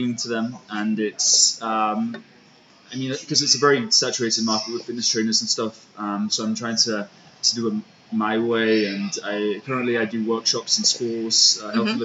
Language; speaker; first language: English; native; English